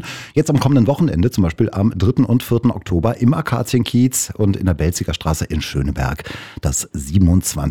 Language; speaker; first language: German; native; German